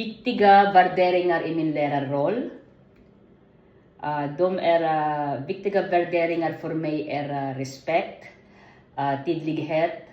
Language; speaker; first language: Swedish; non-native, learner; Filipino